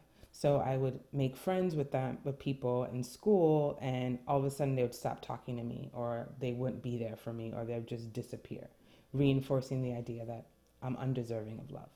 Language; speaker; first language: English; early bilingual, other home language; French